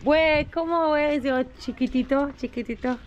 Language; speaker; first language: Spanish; non-native, learner; Hebrew